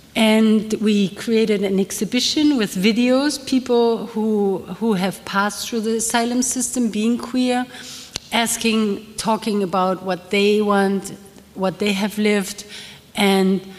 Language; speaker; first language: English; non-native, fluent; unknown